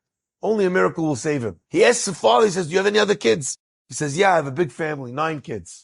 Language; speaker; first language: English; native; English